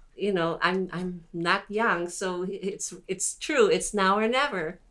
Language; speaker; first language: English; non-native, local second language; Filipino